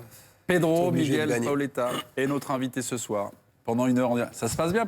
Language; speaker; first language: French; native; French